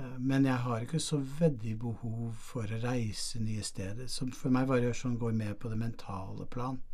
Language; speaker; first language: Norwegian; non-native, fluent; English